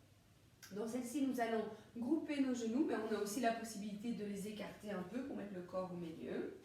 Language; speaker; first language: French; native; French